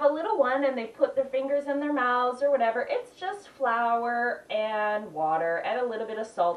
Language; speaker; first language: English; native; English